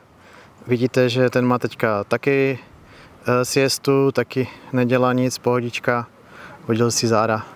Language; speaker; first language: Czech; native; Czech